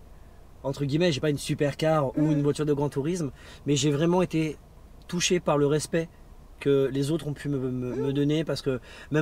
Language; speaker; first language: French; native; French